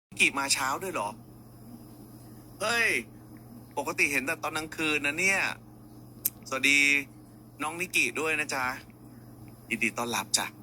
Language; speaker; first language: Thai; native; Thai